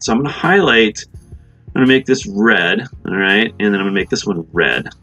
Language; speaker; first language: English; native; English